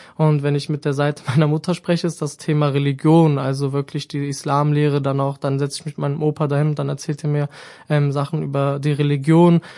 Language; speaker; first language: German; native; German